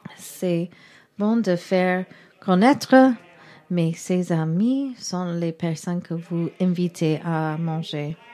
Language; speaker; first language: French; non-native, learner; English